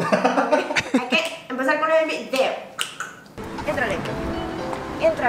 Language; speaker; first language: Spanish; early bilingual, other home language; Korean